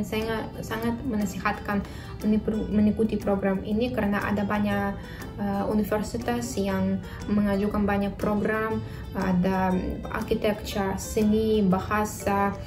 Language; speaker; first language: Indonesian; non-native, fluent; Russian